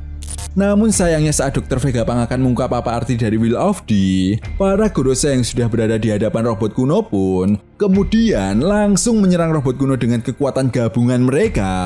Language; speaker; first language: Indonesian; native; Indonesian